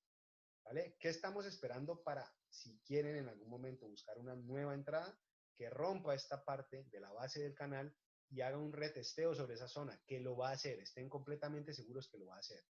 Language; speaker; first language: Spanish; native; Spanish